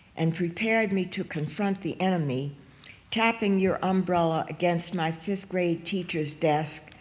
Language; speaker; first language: English; native; English